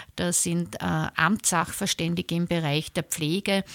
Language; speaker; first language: German; native; German